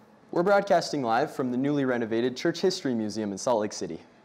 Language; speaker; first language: English; native; English